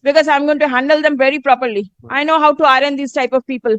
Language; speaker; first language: English; non-native, local second language; Bangla